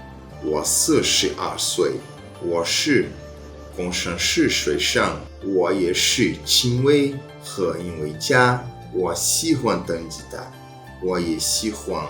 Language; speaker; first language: Chinese; non-native, learner; Portuguese